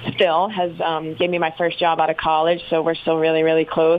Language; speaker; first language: English; native; English